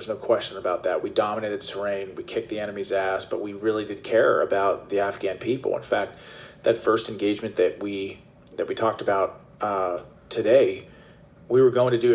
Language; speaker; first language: English; native; English